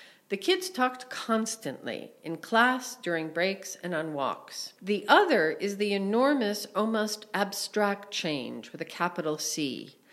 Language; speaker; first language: English; native; English